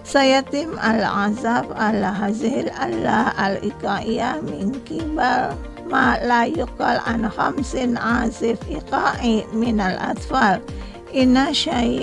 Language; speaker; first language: Arabic; non-native, fluent; Indonesian